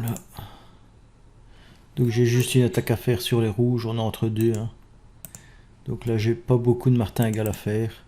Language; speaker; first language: French; native; French